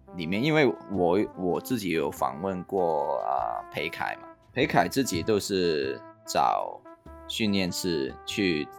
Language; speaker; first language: Chinese; non-native, fluent; Cantonese